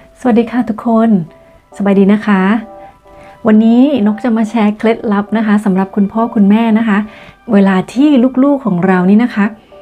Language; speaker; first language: Thai; native; Thai